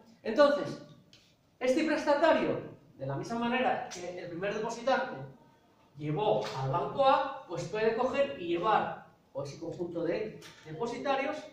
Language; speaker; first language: Spanish; native; Spanish